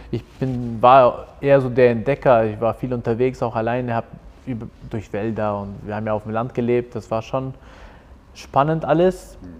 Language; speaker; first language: German; early bilingual, other home language; Albanian